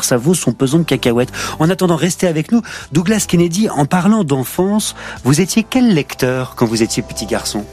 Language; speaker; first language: French; native; French